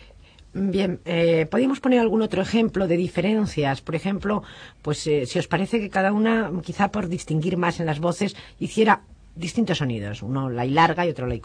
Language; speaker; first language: Spanish; native; Spanish